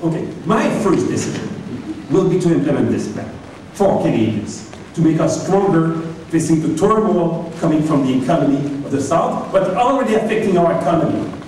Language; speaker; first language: English; non-native, fluent; French